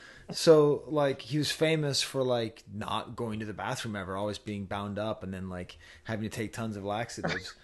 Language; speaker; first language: English; native; English